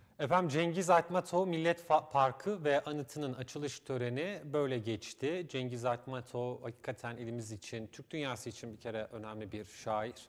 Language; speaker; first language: Turkish; native; Turkish